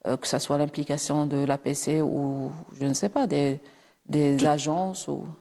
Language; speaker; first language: French; non-native, local second language; Arabic